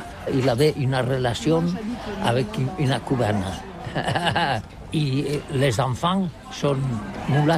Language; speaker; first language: French; non-native, learner; Catalan